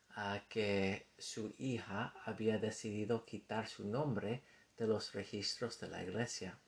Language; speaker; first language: Spanish; non-native, fluent; English